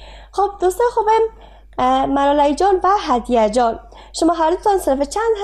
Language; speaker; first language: Persian; native; Persian